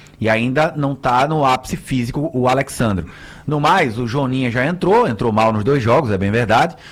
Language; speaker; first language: Portuguese; native; Portuguese